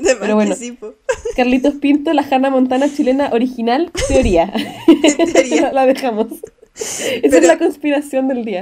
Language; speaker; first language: Spanish; native; Spanish